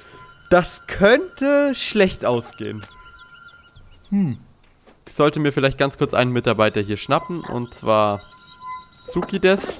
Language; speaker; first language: German; native; German